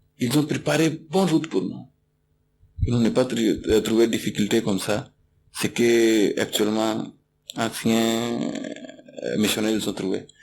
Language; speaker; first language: French; non-native, learner; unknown